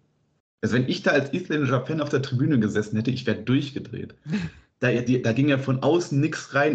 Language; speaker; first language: German; native; German